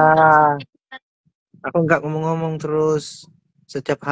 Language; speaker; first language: Indonesian; non-native, learner; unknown